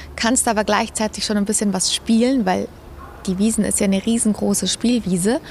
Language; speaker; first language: German; native; German